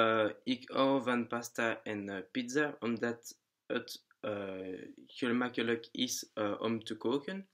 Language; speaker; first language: Dutch; non-native, learner; French